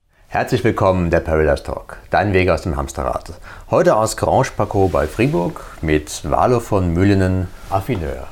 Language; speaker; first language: German; native; German